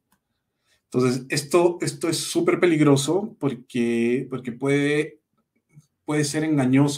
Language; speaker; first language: Spanish; native; Spanish